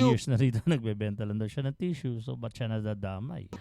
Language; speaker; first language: Filipino; native; Filipino